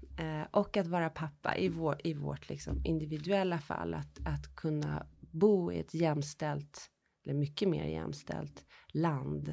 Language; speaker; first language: Swedish; early bilingual, heritage; Swedish